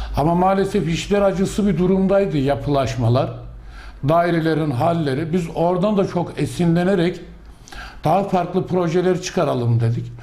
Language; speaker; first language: Turkish; native; Turkish